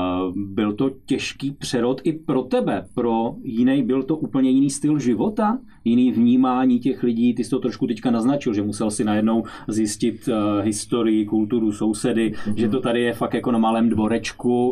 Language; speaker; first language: Czech; native; Czech